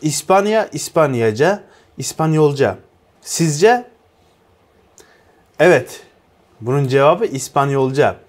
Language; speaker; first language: Turkish; non-native, fluent; Uzbek